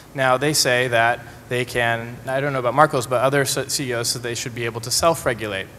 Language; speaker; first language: English; native; English